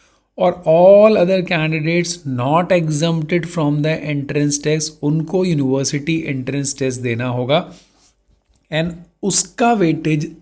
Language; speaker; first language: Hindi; native; Hindi